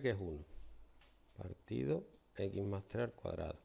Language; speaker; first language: Spanish; native; Spanish